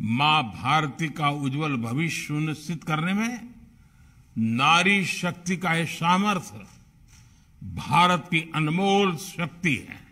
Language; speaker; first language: Hindi; non-native, local second language; Gujarati